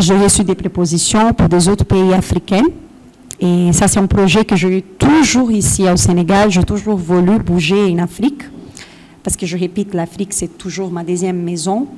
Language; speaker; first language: French; non-native, fluent; Portuguese